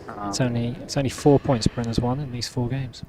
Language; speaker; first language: English; native; English